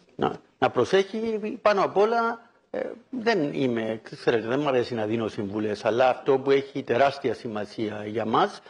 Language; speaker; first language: Greek; native; Greek